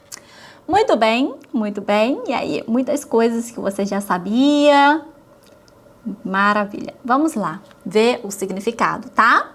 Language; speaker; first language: Portuguese; non-native, fluent; Chinese